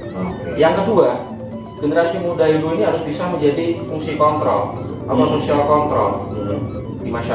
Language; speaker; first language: Indonesian; native; Indonesian